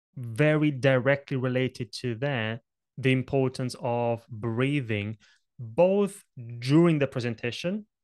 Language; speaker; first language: English; non-native, fluent; Italian